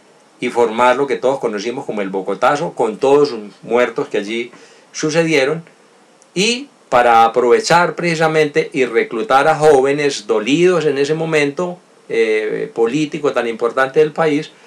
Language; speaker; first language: Spanish; native; Spanish